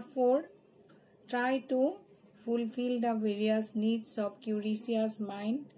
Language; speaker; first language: English; non-native, local second language; Assamese